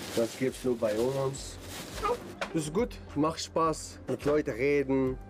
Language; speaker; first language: German; non-native, fluent; Arabic